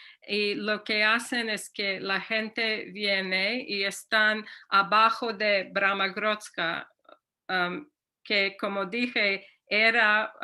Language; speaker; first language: Spanish; non-native, fluent; English